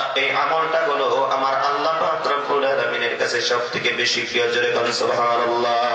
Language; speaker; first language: Bangla; non-native, local second language; Assamese